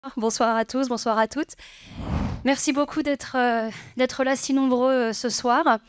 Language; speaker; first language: French; native; French